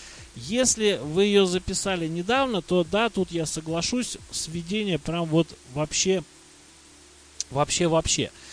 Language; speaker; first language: Russian; native; Russian